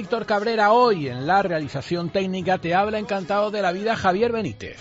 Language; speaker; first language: Spanish; native; Spanish